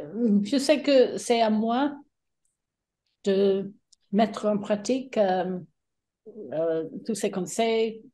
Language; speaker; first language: French; non-native, fluent; English